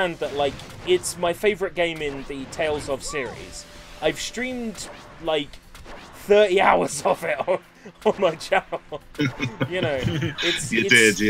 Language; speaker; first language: English; native; English